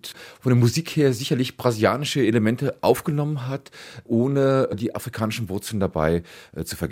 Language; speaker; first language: German; native; German